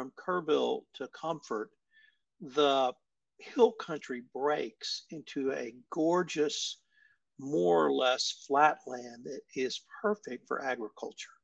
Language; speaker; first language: English; native; English